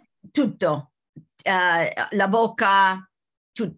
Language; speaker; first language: Italian; non-native, learner; English